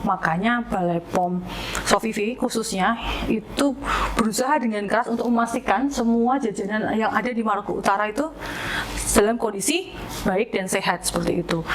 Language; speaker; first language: Indonesian; native; Indonesian